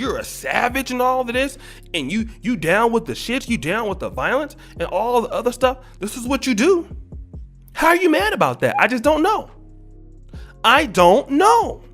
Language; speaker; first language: English; native; English